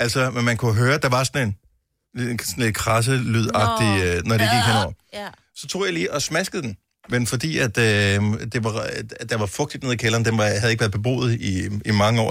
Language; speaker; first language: Danish; native; Danish